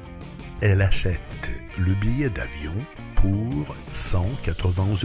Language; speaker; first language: French; non-native, fluent; Russian